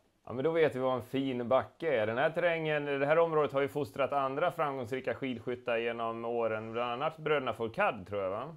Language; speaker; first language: Swedish; native; Swedish